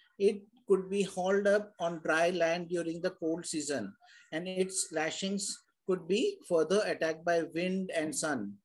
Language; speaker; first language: English; non-native, local second language; Hindi